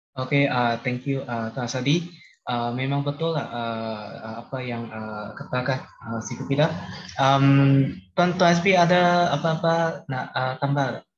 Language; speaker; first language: Malay; non-native, local second language; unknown